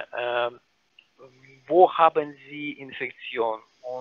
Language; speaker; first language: German; non-native, learner; Ukrainian